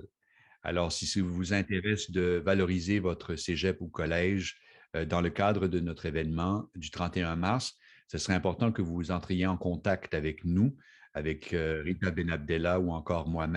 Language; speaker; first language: French; native; French